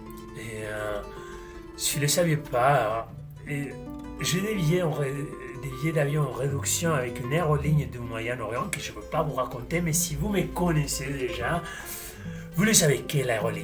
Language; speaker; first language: French; non-native, fluent; Spanish